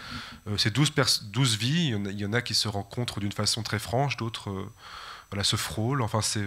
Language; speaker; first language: French; native; French